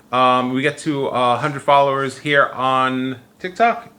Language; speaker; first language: English; native; English